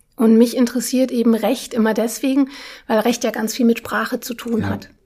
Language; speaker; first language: German; early bilingual, other home language; Russian